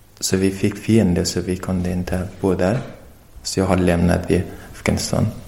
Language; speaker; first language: Swedish; non-native, learner; Persian